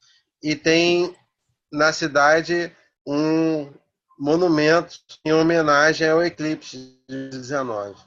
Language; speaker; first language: Portuguese; native; Portuguese